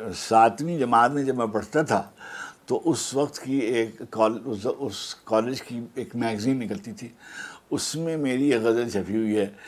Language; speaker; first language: Urdu; native; Urdu